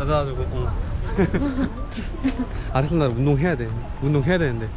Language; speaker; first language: German; non-native, learner; Korean